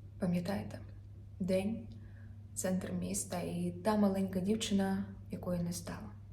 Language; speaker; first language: Ukrainian; non-native, local second language; Russian